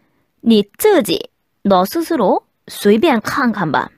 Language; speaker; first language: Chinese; non-native, fluent; Korean